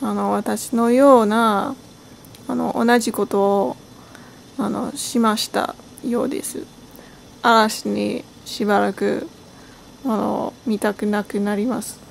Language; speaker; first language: Japanese; non-native, learner; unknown